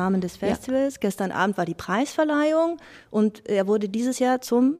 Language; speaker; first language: German; native; German